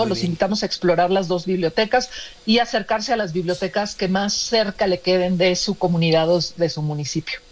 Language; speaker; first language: Spanish; native; Spanish